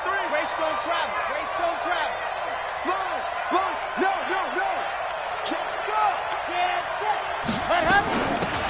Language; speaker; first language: English; native; English